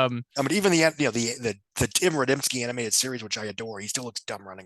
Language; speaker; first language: English; native; English